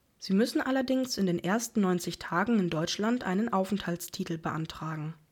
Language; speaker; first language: German; native; German